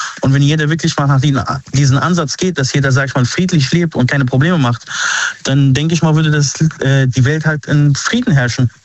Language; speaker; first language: German; early bilingual, other home language; Arabic